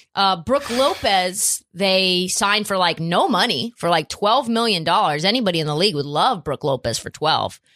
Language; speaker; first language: English; native; English